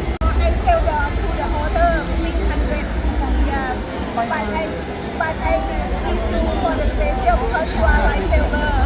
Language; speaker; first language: English; non-native, learner; Thai